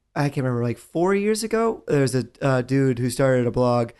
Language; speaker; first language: English; native; English